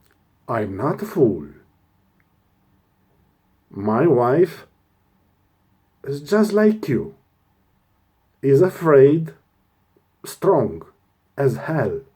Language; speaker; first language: English; non-native, learner; Romanian